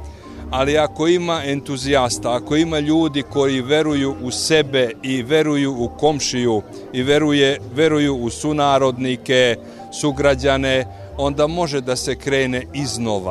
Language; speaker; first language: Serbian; non-native, local second language; Hungarian